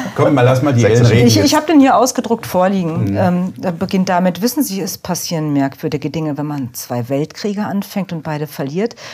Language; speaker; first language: German; native; German